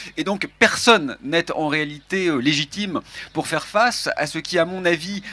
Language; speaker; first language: French; native; French